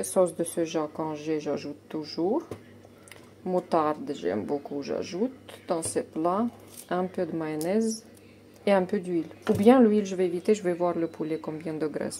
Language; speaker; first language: French; non-native, fluent; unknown